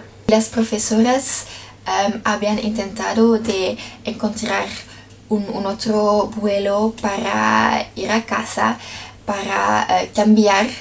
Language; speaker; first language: Spanish; non-native, learner; Dutch